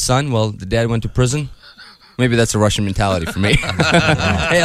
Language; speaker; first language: English; non-native, fluent; Ukrainian